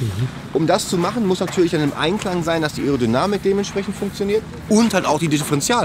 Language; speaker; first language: German; native; German